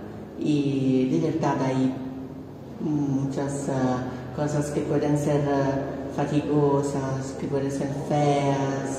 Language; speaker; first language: Spanish; non-native, fluent; Italian